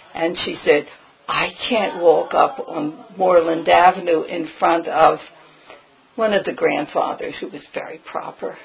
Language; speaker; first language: English; early bilingual, other home language; Friulian